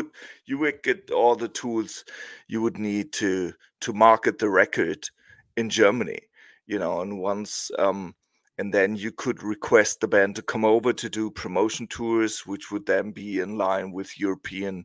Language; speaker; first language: English; non-native, fluent; German